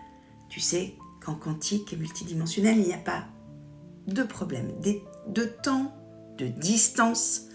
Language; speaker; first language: French; native; French